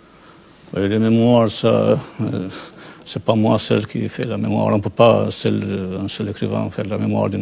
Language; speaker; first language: French; non-native, fluent; Albanian